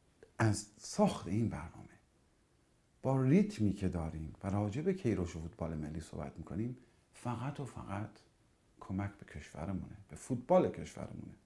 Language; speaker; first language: Persian; native; Persian